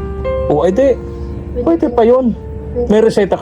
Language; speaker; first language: Filipino; native; Filipino